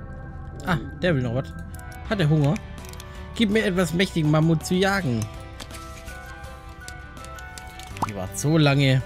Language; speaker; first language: German; native; German